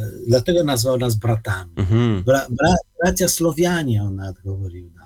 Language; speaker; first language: Polish; non-native, learner; Ukrainian